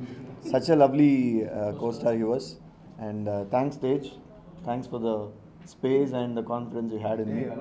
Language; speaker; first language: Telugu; non-native, learner; Tamil